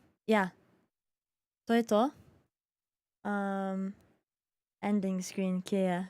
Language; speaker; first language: Slovenian; early bilingual, heritage; Slovenian